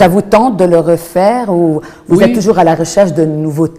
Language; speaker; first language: French; non-native, local second language; Arabic